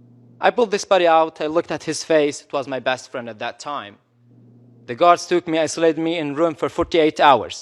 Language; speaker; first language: English; non-native, local second language; Arabic